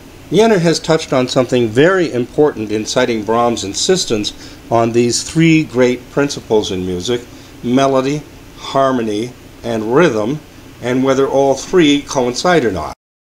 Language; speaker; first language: English; native; English